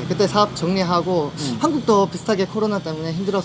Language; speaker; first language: Korean; native; Korean